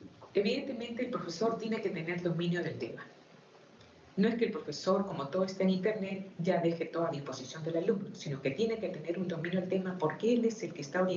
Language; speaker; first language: Spanish; native; Spanish